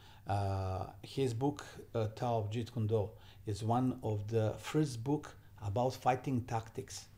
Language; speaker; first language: English; non-native, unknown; Serbian